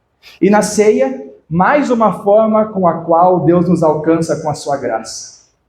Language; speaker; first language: Portuguese; native; Portuguese